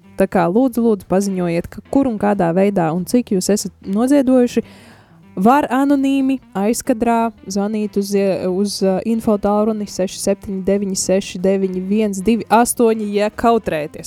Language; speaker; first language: Latvian; native; Latvian